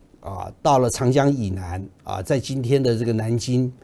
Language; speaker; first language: Chinese; native; Chinese